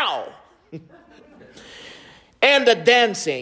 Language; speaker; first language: English; non-native, local second language; Filipino